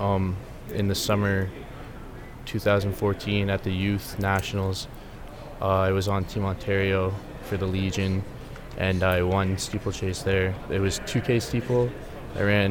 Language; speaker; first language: English; native; English